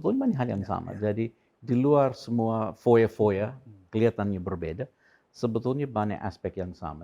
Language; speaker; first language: Indonesian; non-native, fluent; English